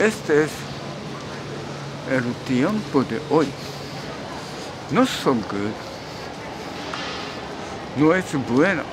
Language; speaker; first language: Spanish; non-native, learner; Japanese